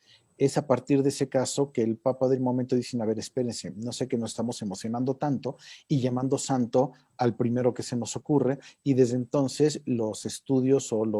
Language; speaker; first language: Spanish; native; Spanish